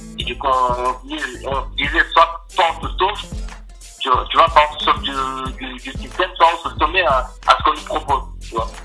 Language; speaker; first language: French; non-native, fluent; Portuguese